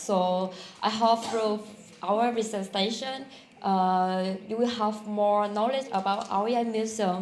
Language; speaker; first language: English; non-native, fluent; Vietnamese